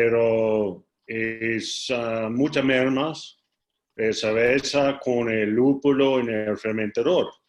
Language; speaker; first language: Spanish; non-native, learner; English